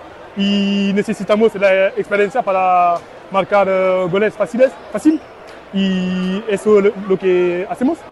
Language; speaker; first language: Spanish; non-native, learner; French